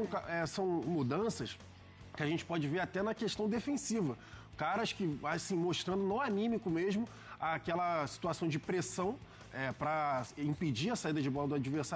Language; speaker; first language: Portuguese; native; Portuguese